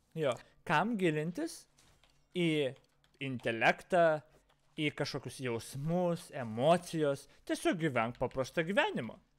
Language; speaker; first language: Lithuanian; native; Lithuanian